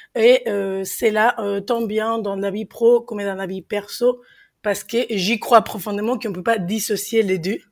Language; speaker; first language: French; non-native, fluent; Spanish